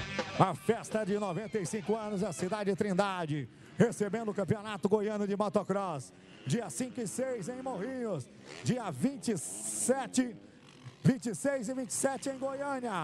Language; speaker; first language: Portuguese; native; Portuguese